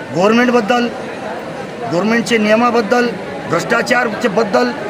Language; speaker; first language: Marathi; native; Marathi